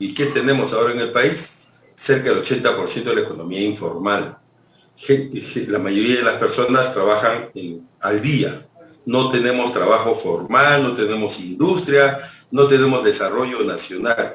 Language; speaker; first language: Spanish; native; Spanish